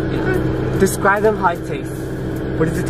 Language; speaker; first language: English; native; English